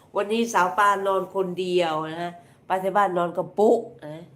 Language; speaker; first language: Thai; native; Thai